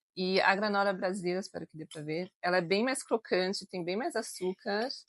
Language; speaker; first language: Portuguese; native; Portuguese